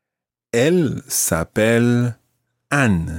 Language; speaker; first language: French; non-native, fluent; English